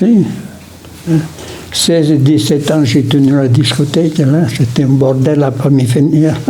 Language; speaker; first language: French; non-native, local second language; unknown